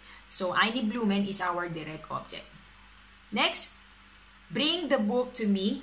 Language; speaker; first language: English; non-native, local second language; Filipino